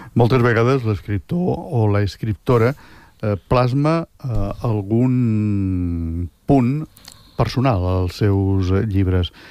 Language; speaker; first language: Catalan; native; Catalan